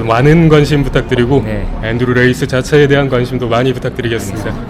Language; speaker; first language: Korean; native; Korean